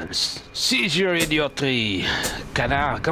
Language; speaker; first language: English; non-native, fluent; French